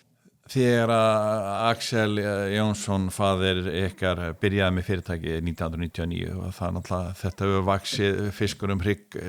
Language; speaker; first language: Icelandic; native; Icelandic